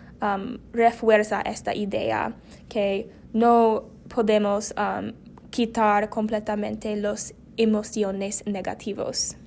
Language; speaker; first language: Spanish; non-native, learner; English